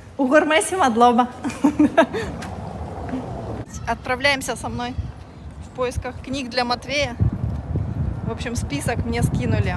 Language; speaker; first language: Russian; native; Russian